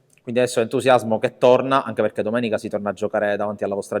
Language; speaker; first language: Italian; native; Italian